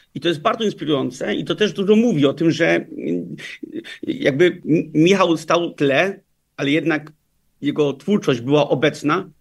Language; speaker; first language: Polish; early bilingual, heritage; Danish